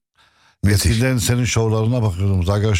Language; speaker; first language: Turkish; non-native, local second language; Arabic